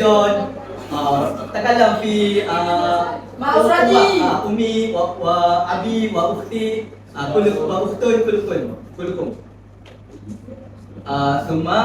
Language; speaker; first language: Arabic; non-native, learner; Malay